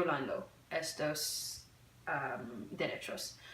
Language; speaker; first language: Spanish; non-native, learner; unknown